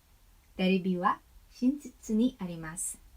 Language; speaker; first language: Japanese; non-native, learner; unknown